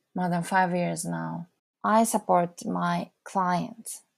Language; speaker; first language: English; non-native, fluent; Japanese